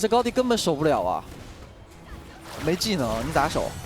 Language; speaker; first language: Chinese; native; Chinese